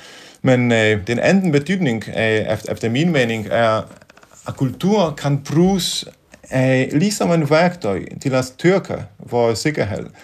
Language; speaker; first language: Danish; non-native, fluent; Polish